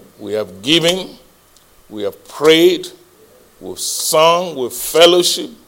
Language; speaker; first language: English; non-native, local second language; Yoruba